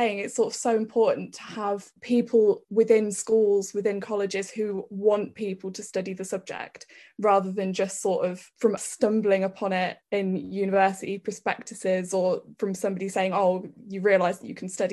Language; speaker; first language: English; native; English